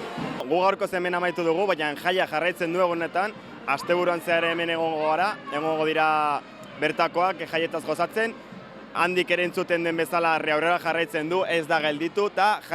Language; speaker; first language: Basque; native; Basque